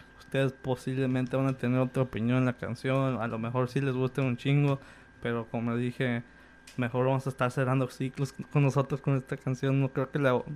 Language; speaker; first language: Spanish; early bilingual, other home language; English